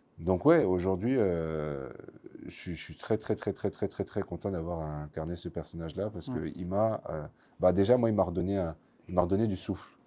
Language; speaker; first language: French; native; French